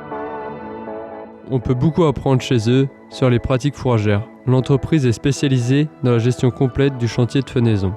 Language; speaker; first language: French; native; French